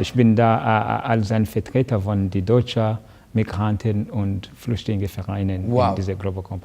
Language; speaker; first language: German; non-native, learner; Kinyarwanda